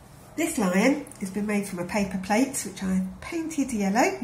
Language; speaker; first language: English; native; English